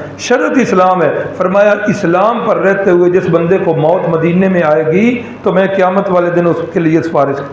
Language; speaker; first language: Urdu; non-native, local second language; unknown